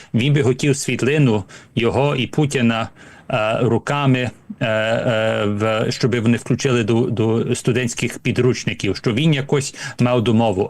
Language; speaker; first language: Ukrainian; early bilingual, heritage; Ukrainian